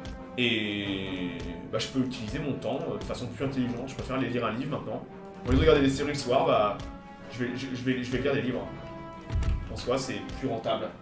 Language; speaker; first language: French; native; French